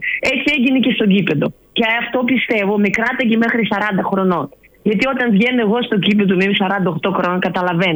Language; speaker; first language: Greek; non-native, learner; Russian